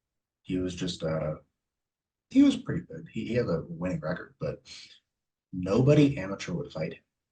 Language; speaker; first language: English; native; English